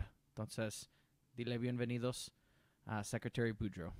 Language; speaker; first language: Spanish; non-native, learner; English